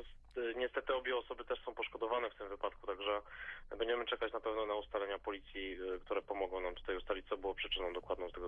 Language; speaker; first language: Polish; native; Polish